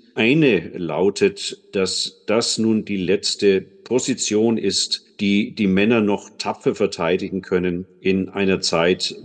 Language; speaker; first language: German; native; German